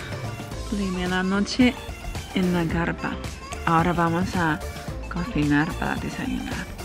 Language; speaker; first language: Spanish; non-native, learner; Chinese